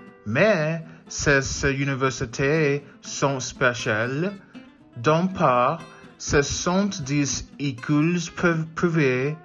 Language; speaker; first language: French; non-native, learner; English